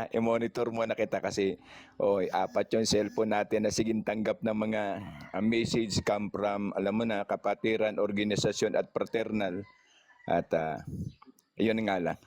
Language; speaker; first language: Filipino; non-native, local second language; Cebuano